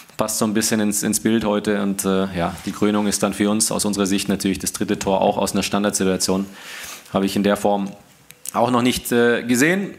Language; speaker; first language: German; native; German